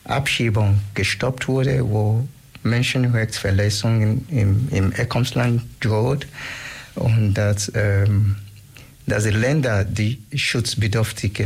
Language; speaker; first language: German; non-native, learner; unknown